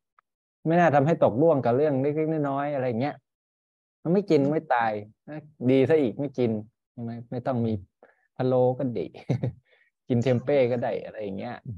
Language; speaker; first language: Thai; native; Thai